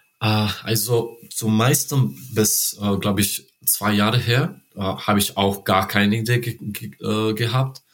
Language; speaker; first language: German; non-native, learner; Serbian